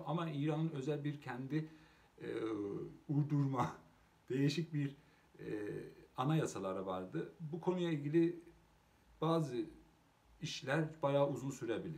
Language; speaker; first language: Turkish; non-native, local second language; Azerbaijani